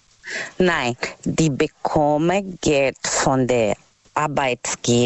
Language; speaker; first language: German; non-native, learner; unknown